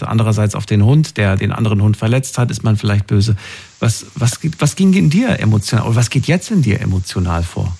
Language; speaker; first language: German; native; German